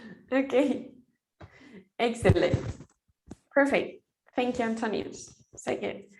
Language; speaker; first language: English; non-native, fluent; Spanish